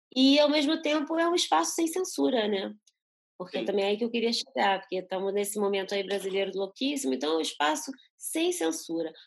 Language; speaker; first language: Portuguese; early bilingual, other home language; Spanish